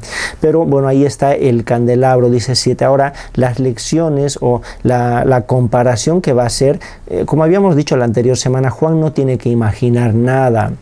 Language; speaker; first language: Spanish; native; Spanish